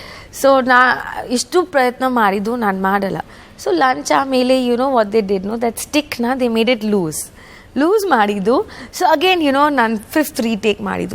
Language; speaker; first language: Kannada; non-native, learner; Punjabi